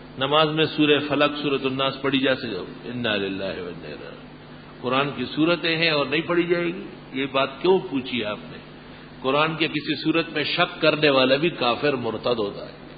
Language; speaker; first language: Urdu; non-native, local second language; Pashto